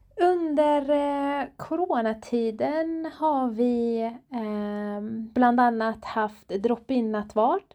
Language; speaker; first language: Swedish; non-native, fluent; Persian